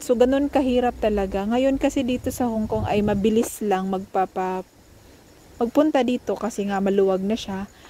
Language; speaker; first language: Filipino; non-native, local second language; Cebuano